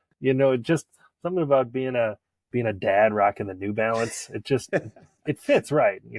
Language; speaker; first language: English; native; English